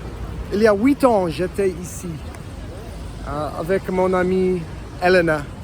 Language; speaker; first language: French; non-native, learner; English